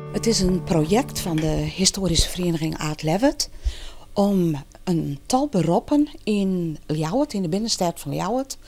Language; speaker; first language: Dutch; non-native, local second language; Western Frisian